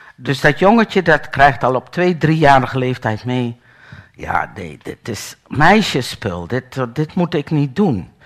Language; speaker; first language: Dutch; native; Dutch